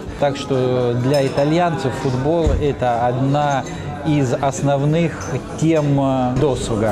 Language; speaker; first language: Russian; native; Russian